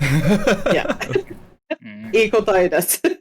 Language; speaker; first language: Japanese; non-native, fluent; English